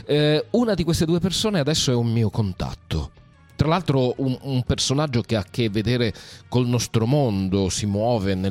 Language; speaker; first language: Italian; native; Italian